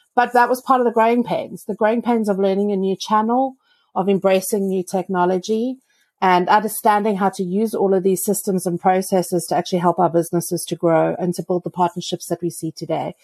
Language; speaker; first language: English; native; English